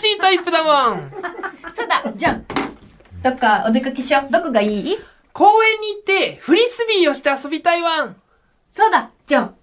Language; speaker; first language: Japanese; native; Japanese